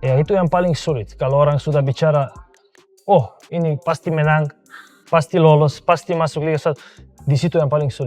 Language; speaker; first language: Indonesian; non-native, fluent; Serbian